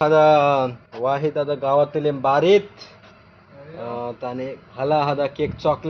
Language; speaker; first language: Arabic; non-native, learner; Nepali